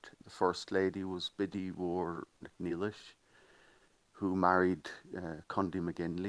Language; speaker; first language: English; native; English